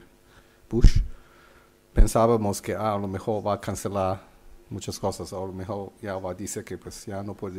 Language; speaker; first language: Spanish; non-native, fluent; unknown